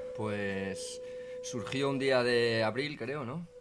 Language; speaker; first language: Spanish; native; Spanish